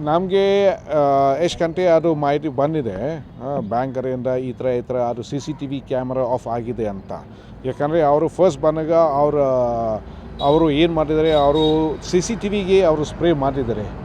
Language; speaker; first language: Kannada; non-native, fluent; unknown